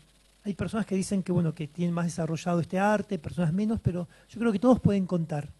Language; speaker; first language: Spanish; native; Spanish